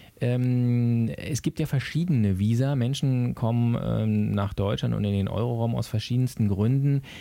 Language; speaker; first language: German; native; German